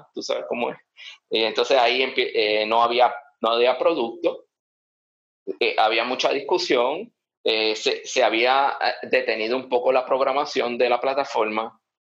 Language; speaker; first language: Spanish; early bilingual, heritage; Spanish